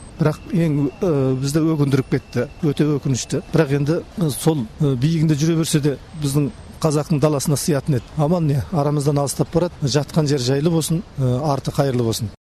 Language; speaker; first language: Kazakh; native; Kazakh